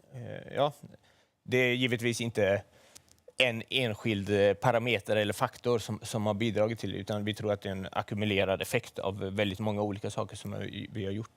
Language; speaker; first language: Swedish; native; Swedish